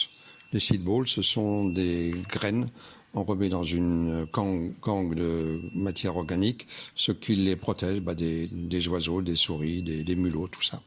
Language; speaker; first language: French; native; French